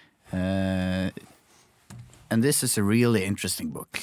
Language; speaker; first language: English; non-native, learner; Norwegian